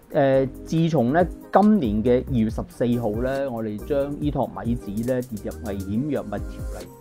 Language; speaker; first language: Cantonese; native; Cantonese